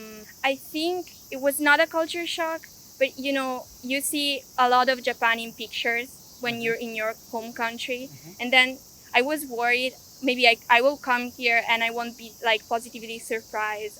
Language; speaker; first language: English; non-native, fluent; Italian